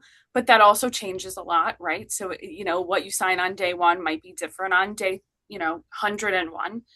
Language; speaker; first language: English; native; English